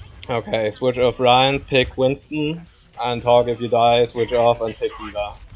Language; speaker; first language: English; non-native, learner; German